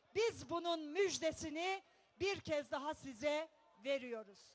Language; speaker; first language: Turkish; native; Turkish